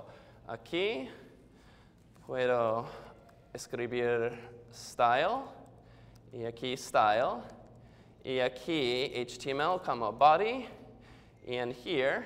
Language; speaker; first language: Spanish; non-native, learner; English